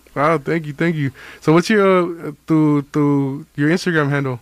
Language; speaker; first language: English; native; English